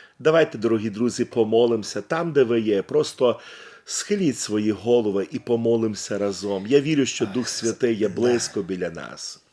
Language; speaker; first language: Ukrainian; native; Ukrainian